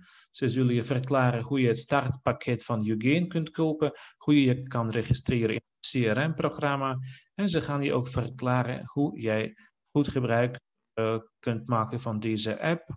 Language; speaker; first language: Dutch; non-native, fluent; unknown